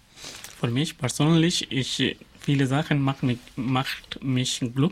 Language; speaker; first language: German; non-native, learner; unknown